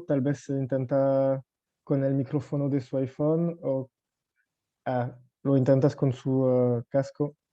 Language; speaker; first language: Spanish; non-native, fluent; French